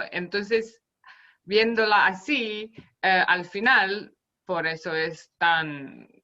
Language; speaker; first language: Spanish; non-native, fluent; Romanian